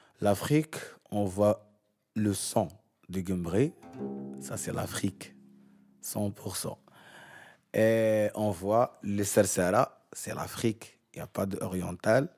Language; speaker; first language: French; non-native, learner; Arabic